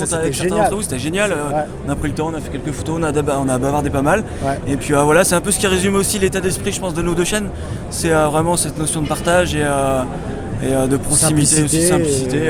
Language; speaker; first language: French; native; French